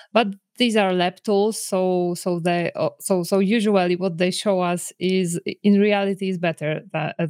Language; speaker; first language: English; non-native, fluent; Polish